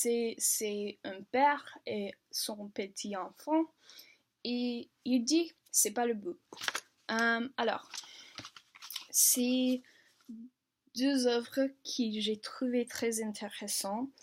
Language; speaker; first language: French; non-native, learner; English